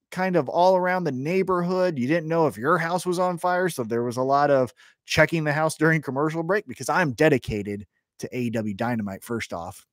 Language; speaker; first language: English; native; English